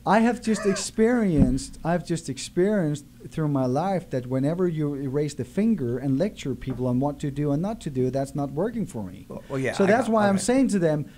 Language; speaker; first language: English; non-native, fluent; Danish